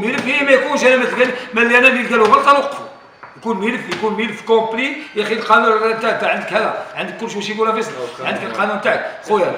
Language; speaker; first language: Arabic; native; Arabic